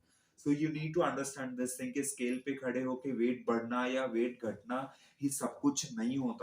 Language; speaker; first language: Hindi; native; Hindi